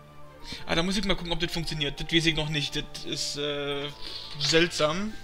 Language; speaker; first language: German; native; German